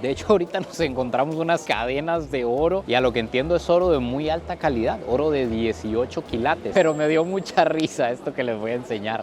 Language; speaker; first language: Spanish; native; Spanish